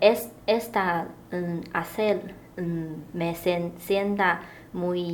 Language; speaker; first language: Spanish; non-native, learner; Chinese